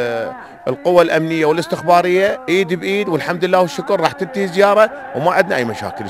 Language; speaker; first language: Arabic; native; Arabic